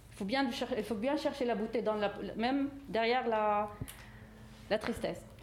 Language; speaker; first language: French; non-native, fluent; Arabic